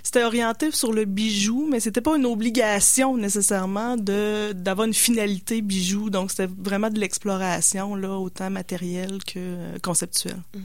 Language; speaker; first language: French; native; French